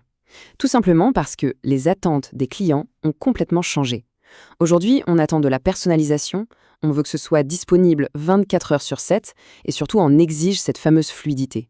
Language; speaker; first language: French; native; French